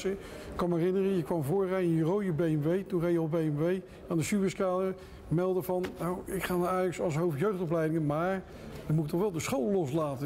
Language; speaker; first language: Dutch; native; Dutch